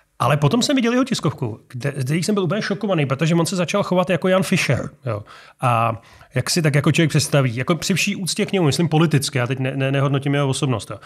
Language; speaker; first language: Czech; native; Czech